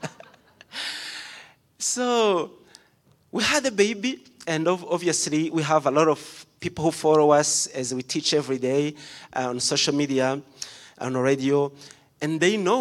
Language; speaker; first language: English; non-native, local second language; Kinyarwanda